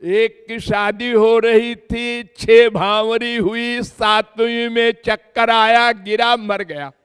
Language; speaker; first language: Hindi; native; Hindi